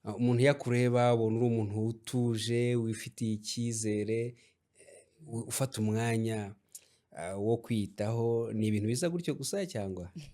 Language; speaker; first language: Kinyarwanda; native; Kinyarwanda